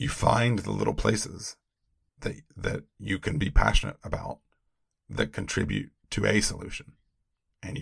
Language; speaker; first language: English; native; English